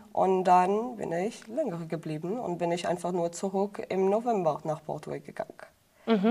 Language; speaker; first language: German; non-native, fluent; Portuguese